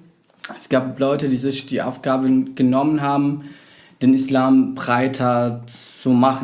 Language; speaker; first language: German; non-native, fluent; Arabic